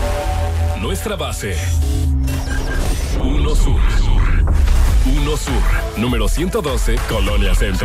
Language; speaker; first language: Spanish; native; Spanish